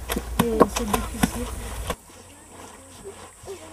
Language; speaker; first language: French; non-native, local second language; Comorian